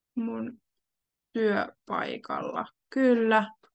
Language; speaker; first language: Finnish; native; Finnish